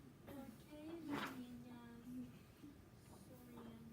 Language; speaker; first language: Spanish; non-native, learner; English